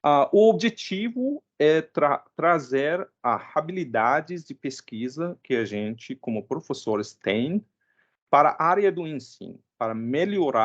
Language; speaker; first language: Portuguese; non-native, fluent; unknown